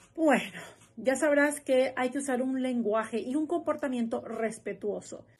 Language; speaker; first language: Portuguese; non-native, learner; Spanish